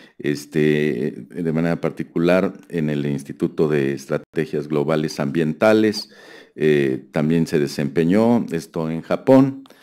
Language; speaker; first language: Spanish; native; Spanish